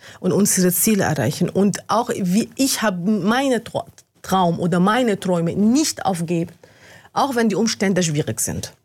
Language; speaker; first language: German; non-native, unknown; Arabic